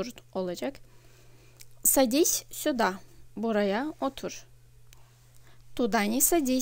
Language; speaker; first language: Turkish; non-native, fluent; Russian